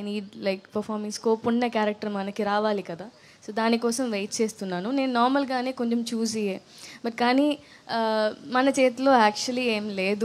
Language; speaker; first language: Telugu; non-native, fluent; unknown